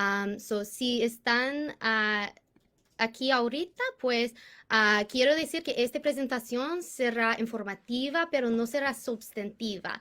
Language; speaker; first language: Spanish; non-native, fluent; English